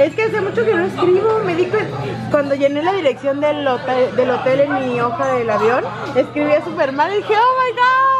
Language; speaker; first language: Spanish; native; Spanish